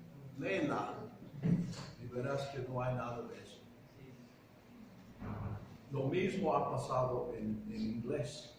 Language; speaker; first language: Spanish; non-native, fluent; English